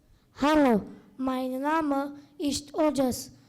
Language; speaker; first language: German; non-native, learner; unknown